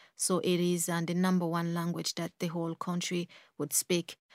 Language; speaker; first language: English; early bilingual, other home language; Kongo